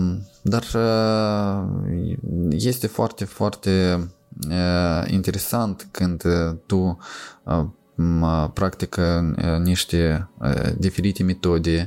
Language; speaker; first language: Romanian; non-native, local second language; Russian